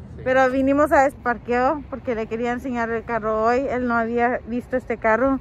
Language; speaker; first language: Spanish; early bilingual, heritage; Spanish